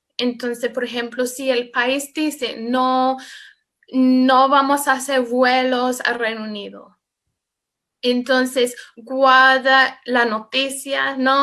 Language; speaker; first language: Spanish; non-native, fluent; English